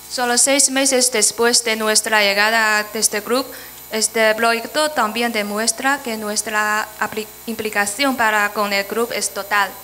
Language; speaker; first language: Spanish; non-native, fluent; Chinese